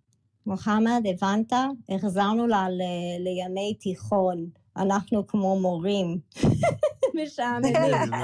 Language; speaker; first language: Hebrew; early bilingual, other home language; English